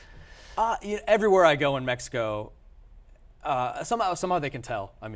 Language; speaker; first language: English; early bilingual, other home language; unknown